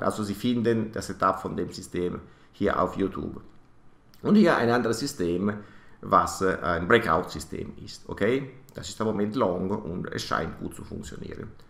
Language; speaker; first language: German; non-native, fluent; Italian